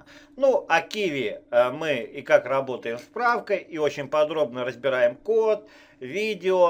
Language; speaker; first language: Russian; native; Russian